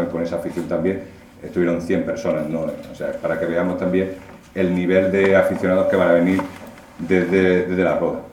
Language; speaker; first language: Spanish; native; Spanish